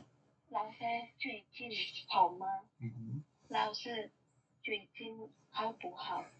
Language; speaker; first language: Chinese; non-native, learner; Indonesian